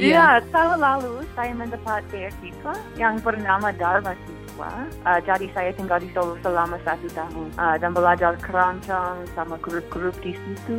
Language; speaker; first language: Indonesian; non-native, fluent; English